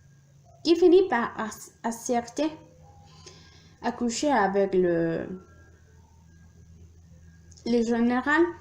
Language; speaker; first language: French; non-native, learner; Spanish